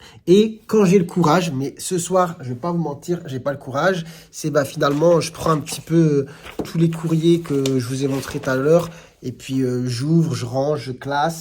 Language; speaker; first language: French; native; French